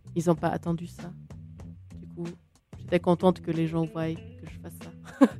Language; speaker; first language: French; native; French